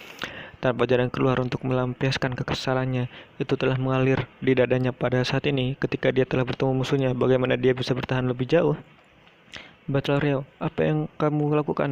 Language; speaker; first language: Indonesian; native; Indonesian